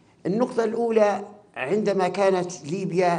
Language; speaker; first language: Arabic; native; Arabic